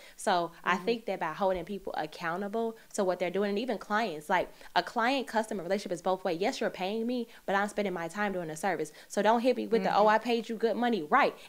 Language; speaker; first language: English; native; English